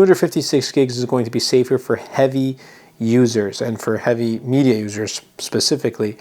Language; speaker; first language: English; native; English